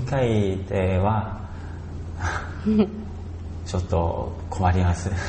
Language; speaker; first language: Japanese; non-native, learner; Korean